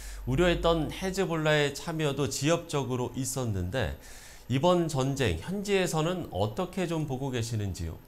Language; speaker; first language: Korean; native; Korean